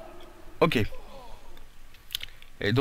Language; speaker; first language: French; native; French